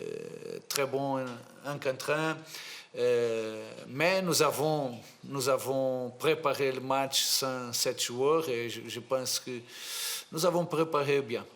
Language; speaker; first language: French; non-native, fluent; Portuguese